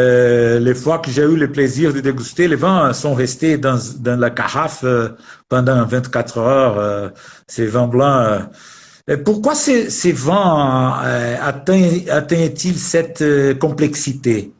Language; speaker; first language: French; non-native, learner; Portuguese